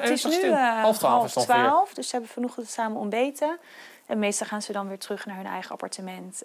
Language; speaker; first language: Dutch; native; Dutch